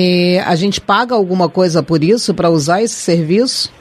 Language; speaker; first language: Portuguese; native; Portuguese